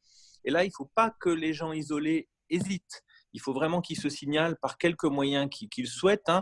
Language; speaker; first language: French; native; French